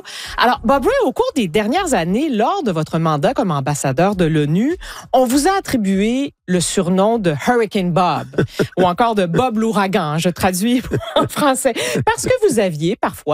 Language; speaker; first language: French; native; French